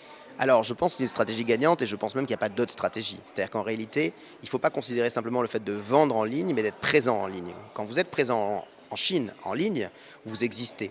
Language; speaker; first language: French; native; French